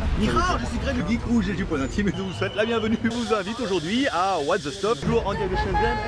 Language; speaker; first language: French; native; French